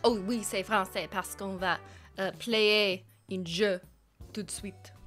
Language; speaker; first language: French; non-native, learner; English